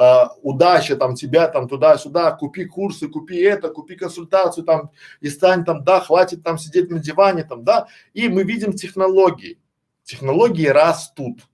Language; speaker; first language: Russian; native; Russian